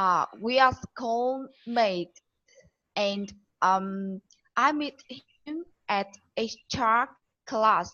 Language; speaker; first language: English; non-native, learner; Vietnamese